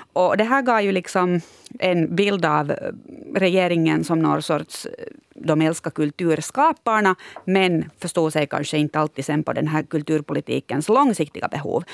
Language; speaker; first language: Swedish; native; Swedish